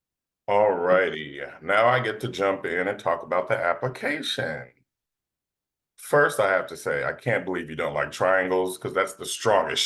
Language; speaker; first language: English; native; English